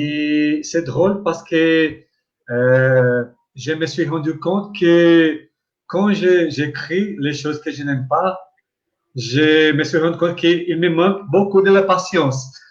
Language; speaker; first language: French; non-native, learner; Portuguese